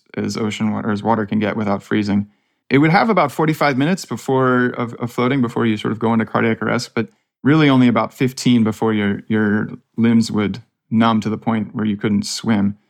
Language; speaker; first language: English; native; English